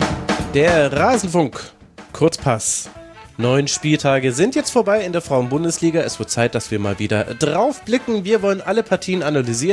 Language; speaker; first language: German; native; German